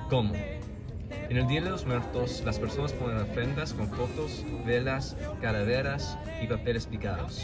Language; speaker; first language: Spanish; non-native, learner; English